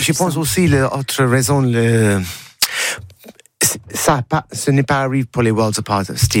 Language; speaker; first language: French; non-native, learner; English